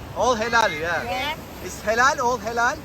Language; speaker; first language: English; non-native, learner; Turkish